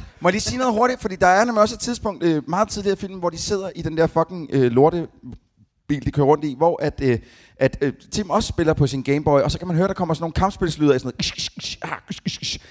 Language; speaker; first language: Danish; native; Danish